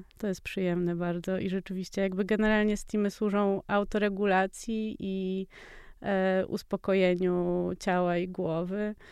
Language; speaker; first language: Polish; native; Polish